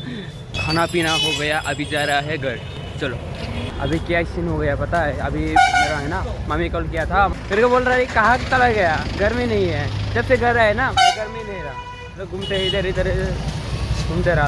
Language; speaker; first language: Hindi; non-native, local second language; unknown